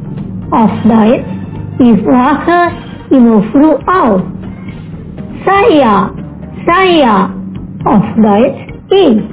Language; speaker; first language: German; non-native, learner; Indonesian